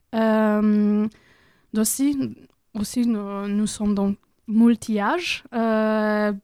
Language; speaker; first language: French; non-native, learner; Croatian